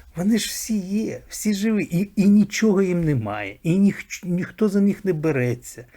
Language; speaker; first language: Ukrainian; native; Ukrainian